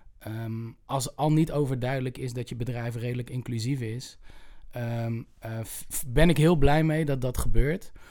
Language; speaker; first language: Dutch; native; Dutch